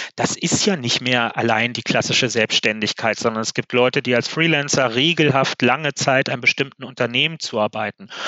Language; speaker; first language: German; native; German